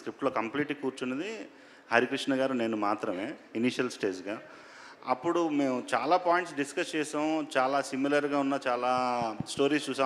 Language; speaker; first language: Telugu; native; Telugu